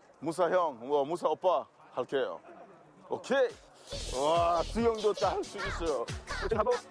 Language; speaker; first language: Korean; non-native, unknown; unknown